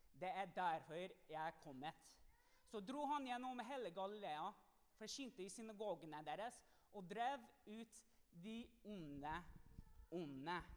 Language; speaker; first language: Norwegian; non-native, fluent; English